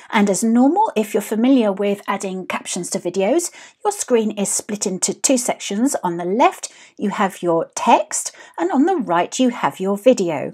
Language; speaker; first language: English; native; English